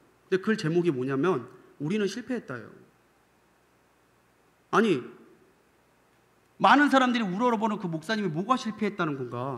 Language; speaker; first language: Korean; native; Korean